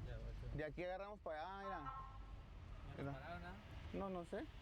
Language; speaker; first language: Spanish; native; Spanish